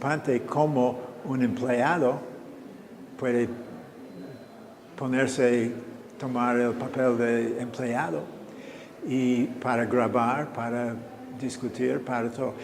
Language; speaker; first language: Spanish; non-native, fluent; English